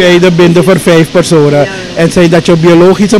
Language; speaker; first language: Dutch; native; Dutch